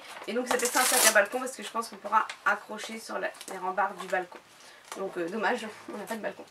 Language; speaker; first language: French; native; French